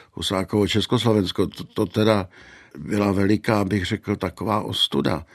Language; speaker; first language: Czech; native; Czech